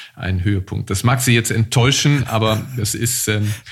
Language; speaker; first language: German; native; German